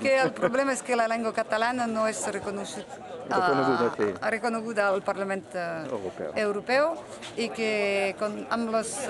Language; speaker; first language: Catalan; non-native, learner; French